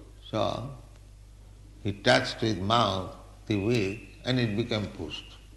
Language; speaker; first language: English; non-native, local second language; Bangla